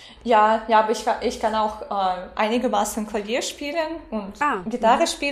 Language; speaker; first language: German; non-native, fluent; Russian